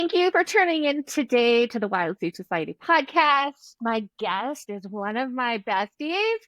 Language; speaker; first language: English; native; English